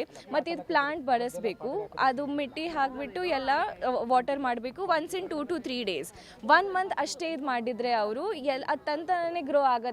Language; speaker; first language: Kannada; non-native, local second language; Hindi